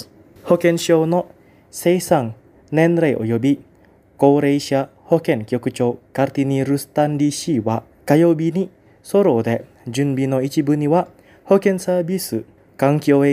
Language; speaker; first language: Japanese; non-native, fluent; Indonesian